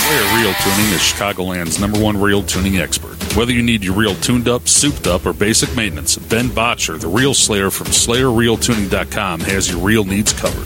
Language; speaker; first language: English; native; English